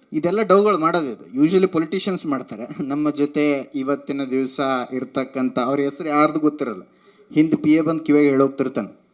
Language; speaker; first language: Kannada; native; Kannada